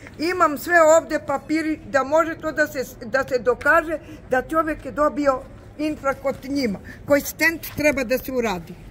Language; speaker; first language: Serbian; non-native, local second language; Albanian